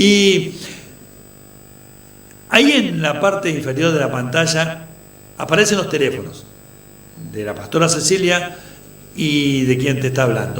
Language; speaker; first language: Spanish; native; Spanish